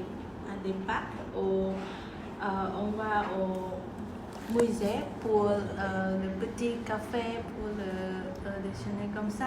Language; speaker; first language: French; non-native, learner; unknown